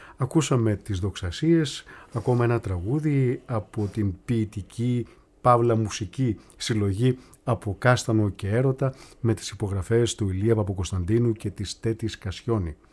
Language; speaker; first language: Greek; native; Greek